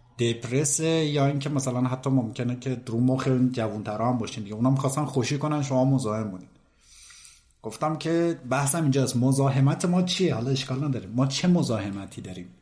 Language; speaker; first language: Persian; native; Persian